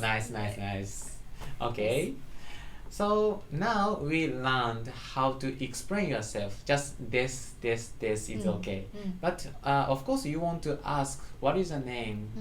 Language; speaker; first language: English; non-native, learner; Japanese